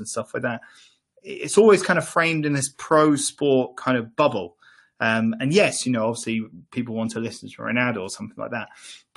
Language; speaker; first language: English; native; English